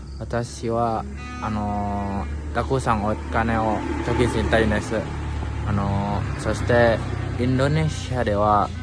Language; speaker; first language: Japanese; non-native, learner; Indonesian